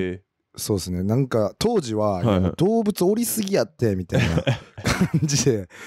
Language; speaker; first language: Japanese; native; Japanese